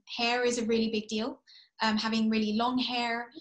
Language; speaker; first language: English; early bilingual, heritage; English